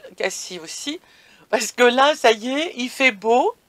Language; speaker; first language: French; native; French